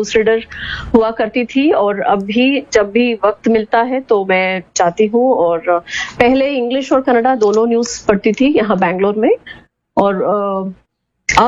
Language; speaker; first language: Hindi; non-native, local second language; Kannada